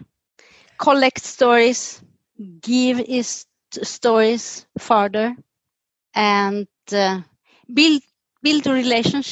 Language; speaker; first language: English; non-native, fluent; Italian